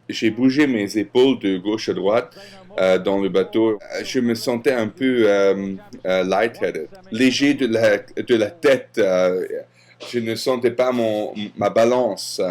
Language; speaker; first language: French; non-native, fluent; German